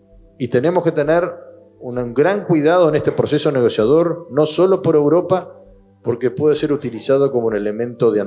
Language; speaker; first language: Spanish; native; Spanish